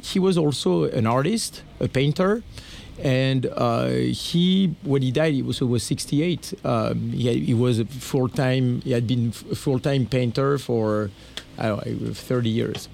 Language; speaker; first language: English; non-native, fluent; French